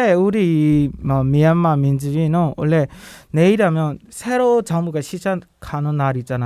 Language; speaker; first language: Korean; non-native, learner; Burmese